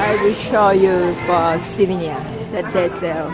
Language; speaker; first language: English; non-native, learner; Thai